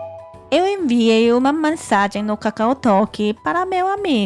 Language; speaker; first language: Portuguese; non-native, learner; Korean